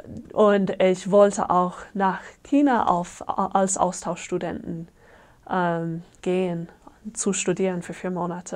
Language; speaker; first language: German; non-native, fluent; English